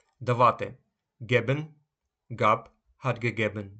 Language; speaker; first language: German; non-native, fluent; Ukrainian